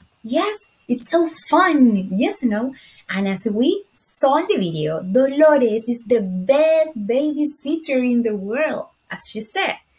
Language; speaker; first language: English; non-native, fluent; Spanish